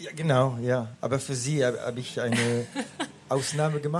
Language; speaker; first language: German; non-native, learner; French